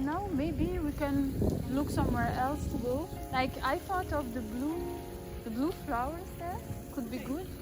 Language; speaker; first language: English; non-native, fluent; French